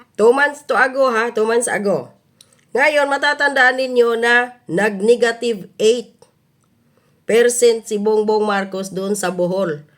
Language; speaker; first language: Filipino; non-native, local second language; Cebuano